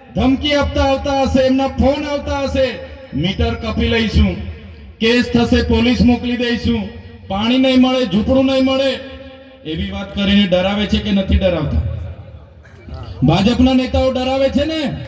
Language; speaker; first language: Gujarati; non-native, local second language; Vasavi